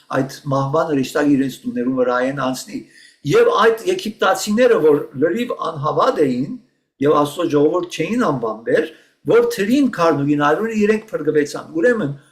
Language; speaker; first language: Armenian; early bilingual, heritage; Armenian